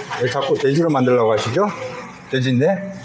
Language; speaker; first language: Korean; native; Korean